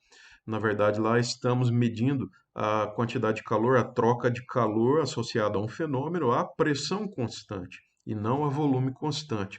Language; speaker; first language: Portuguese; native; Portuguese